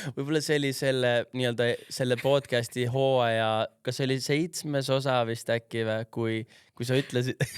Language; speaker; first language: Estonian; early bilingual, other home language; English